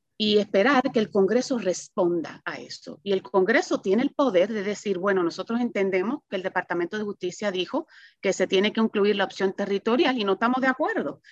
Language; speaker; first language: Spanish; native; Spanish